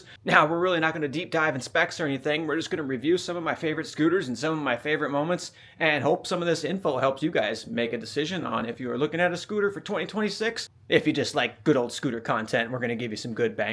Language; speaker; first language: English; native; English